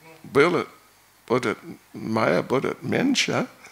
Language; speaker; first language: Russian; non-native, learner; English